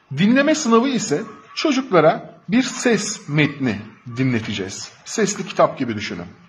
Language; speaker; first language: Turkish; native; Turkish